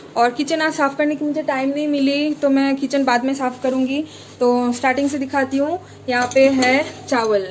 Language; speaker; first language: Hindi; non-native, local second language; Bangla